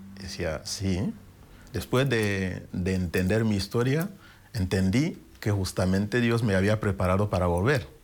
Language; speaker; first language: Spanish; non-native, fluent; Kinyarwanda